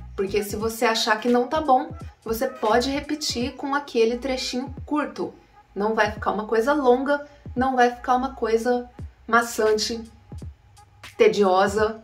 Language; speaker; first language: Portuguese; native; Portuguese